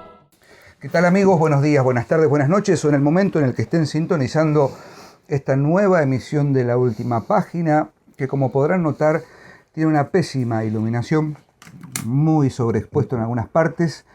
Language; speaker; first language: Spanish; native; Spanish